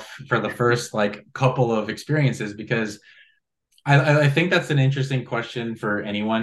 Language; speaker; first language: English; native; English